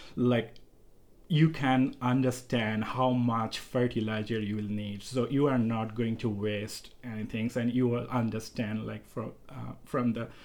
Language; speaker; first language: English; non-native, local second language; Bangla